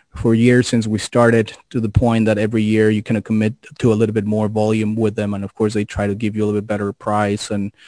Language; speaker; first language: English; non-native, fluent; Spanish